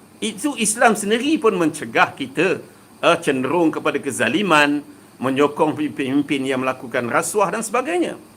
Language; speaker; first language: Malay; native; Malay